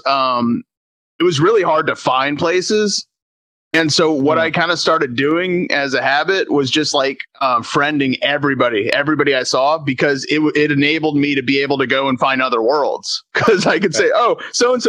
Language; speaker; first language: English; native; English